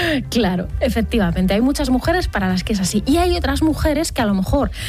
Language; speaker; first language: Spanish; native; Spanish